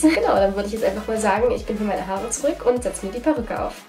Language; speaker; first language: German; native; German